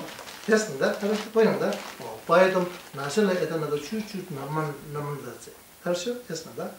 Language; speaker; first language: Russian; non-native, learner; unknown